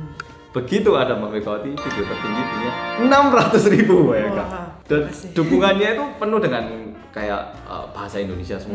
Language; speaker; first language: Indonesian; native; Indonesian